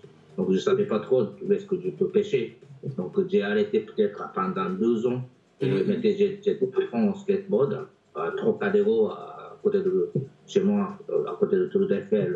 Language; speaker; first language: French; non-native, fluent; Japanese